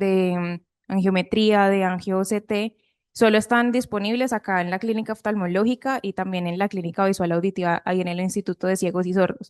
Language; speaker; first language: Spanish; native; Spanish